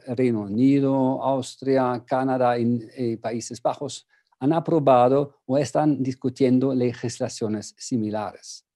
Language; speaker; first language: Spanish; non-native, fluent; German